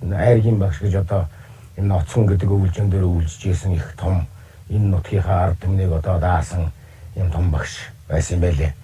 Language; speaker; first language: Mongolian; native; Mongolian